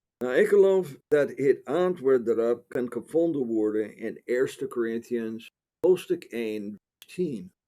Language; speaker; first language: Dutch; non-native, fluent; English